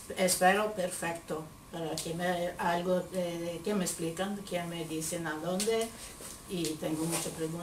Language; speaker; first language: Spanish; non-native, learner; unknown